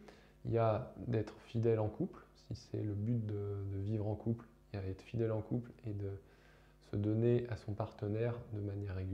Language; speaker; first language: French; native; French